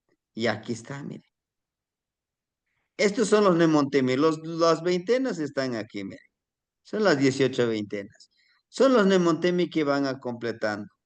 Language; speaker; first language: Spanish; native; Spanish